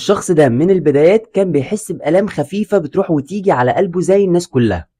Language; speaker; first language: Arabic; native; Arabic